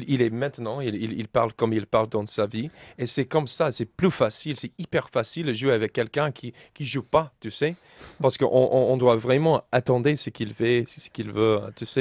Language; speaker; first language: French; non-native, learner; English